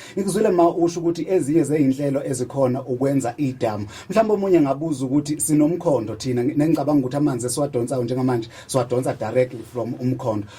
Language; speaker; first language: Zulu; native; Zulu